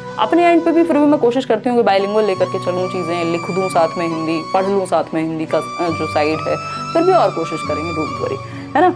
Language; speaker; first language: Hindi; native; Hindi